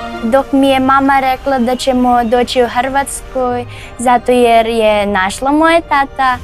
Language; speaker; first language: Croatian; early bilingual, other home language; Filipino